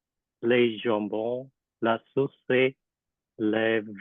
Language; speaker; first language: French; non-native, learner; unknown